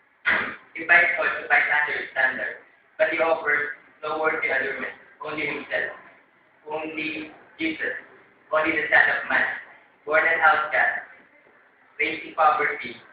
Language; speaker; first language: English; non-native, learner; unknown